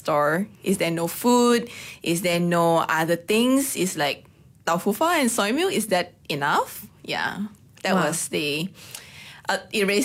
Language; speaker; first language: English; non-native, local second language; Cantonese